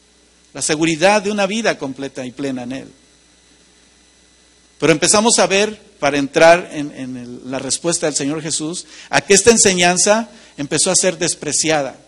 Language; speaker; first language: Spanish; native; Spanish